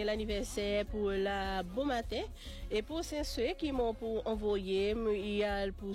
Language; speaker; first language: French; non-native, local second language; Seselwa Creole French